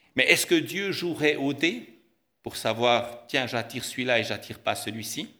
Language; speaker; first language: French; native; French